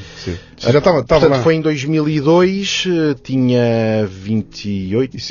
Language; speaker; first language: Portuguese; native; Portuguese